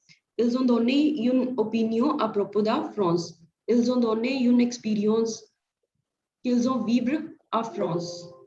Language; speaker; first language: French; non-native, fluent; Hindi